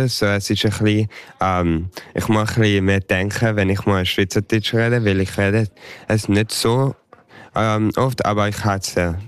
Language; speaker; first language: German; early bilingual, heritage; English